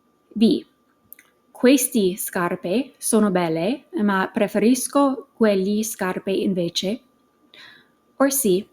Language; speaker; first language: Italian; non-native, fluent; English